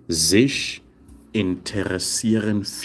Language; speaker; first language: German; non-native, fluent; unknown